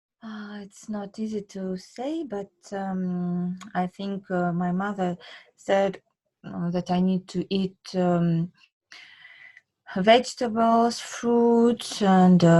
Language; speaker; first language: English; non-native, learner; Russian